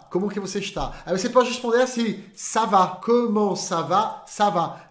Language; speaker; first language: Portuguese; non-native, fluent; French